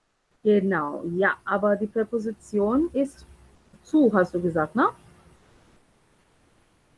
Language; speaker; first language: German; non-native, fluent; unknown